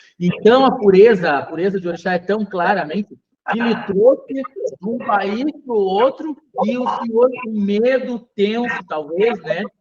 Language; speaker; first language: Portuguese; native; Portuguese